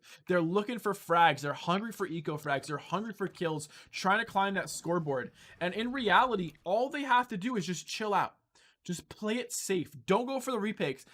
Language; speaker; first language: English; native; English